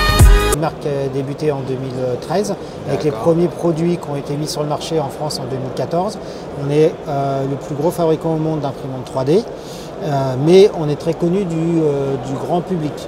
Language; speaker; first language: French; native; French